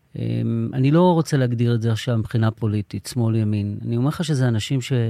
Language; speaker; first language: Hebrew; native; Hebrew